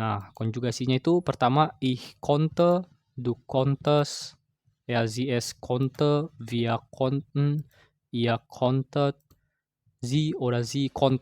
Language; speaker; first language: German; non-native, fluent; Indonesian